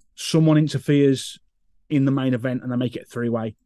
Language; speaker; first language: English; native; English